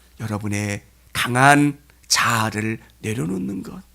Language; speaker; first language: Korean; native; Korean